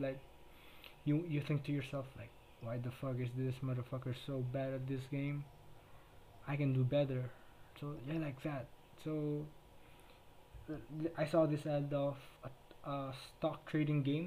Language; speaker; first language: English; non-native, local second language; Filipino